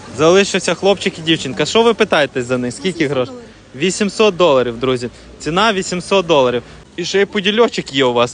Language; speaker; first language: Ukrainian; non-native, local second language; Russian